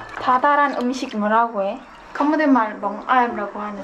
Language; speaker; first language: Korean; non-native, fluent; Khmer